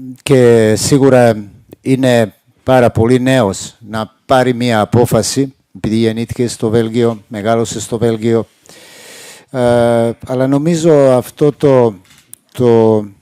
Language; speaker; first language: Greek; non-native, fluent; Serbian